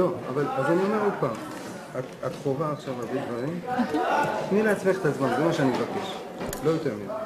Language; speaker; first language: Hebrew; native; Hebrew